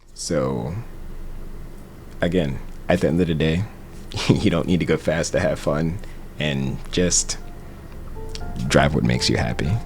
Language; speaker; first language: English; native; English